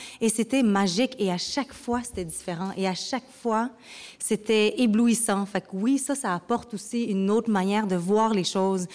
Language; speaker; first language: French; early bilingual, other home language; Vietnamese